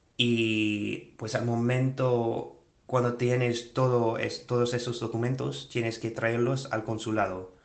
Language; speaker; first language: Spanish; non-native, fluent; English